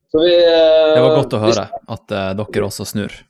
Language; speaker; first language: Norwegian; native; Norwegian